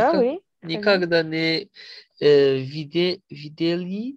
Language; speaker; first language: Russian; non-native, learner; French